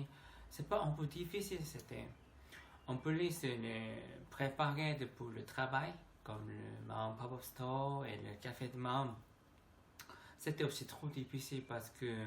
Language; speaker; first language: French; non-native, learner; Korean